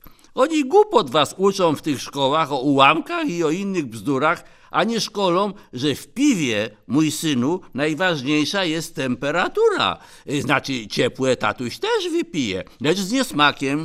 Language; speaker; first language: Polish; native; Polish